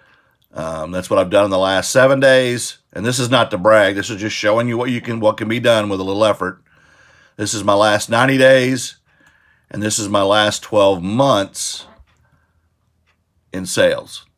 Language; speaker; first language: English; native; English